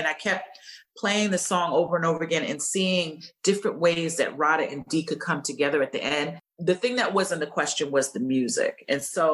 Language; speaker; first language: English; native; English